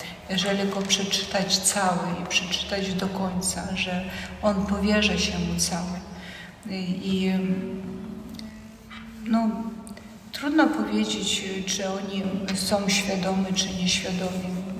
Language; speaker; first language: Polish; non-native, fluent; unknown